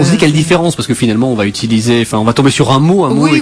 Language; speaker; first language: French; native; French